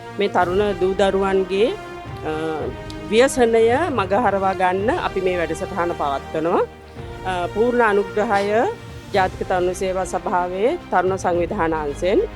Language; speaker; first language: Sinhala; native; Sinhala